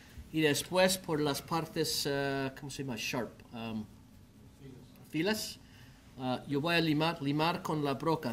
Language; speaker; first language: Spanish; non-native, learner; English